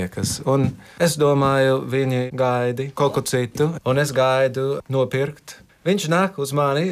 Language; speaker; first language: Latvian; non-native, learner; English